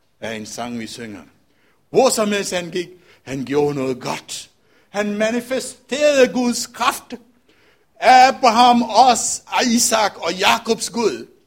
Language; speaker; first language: Danish; non-native, fluent; Tamil